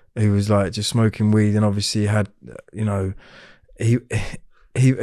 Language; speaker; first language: English; native; English